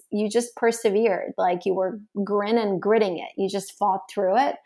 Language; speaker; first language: English; early bilingual, other home language; Russian